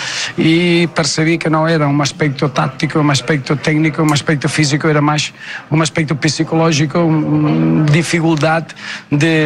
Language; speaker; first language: Portuguese; non-native, fluent; Spanish